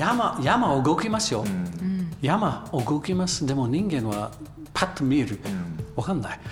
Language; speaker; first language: Japanese; non-native, learner; English